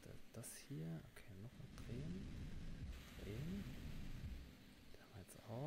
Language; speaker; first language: German; native; German